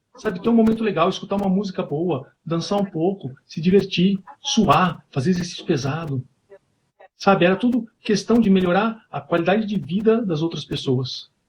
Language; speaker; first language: Portuguese; native; Portuguese